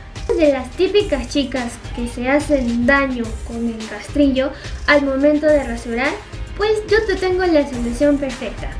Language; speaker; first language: Spanish; native; Spanish